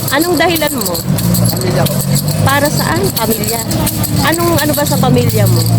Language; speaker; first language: Filipino; non-native, local second language; Pampanga